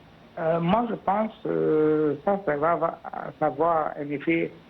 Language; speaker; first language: French; non-native, fluent; Arabic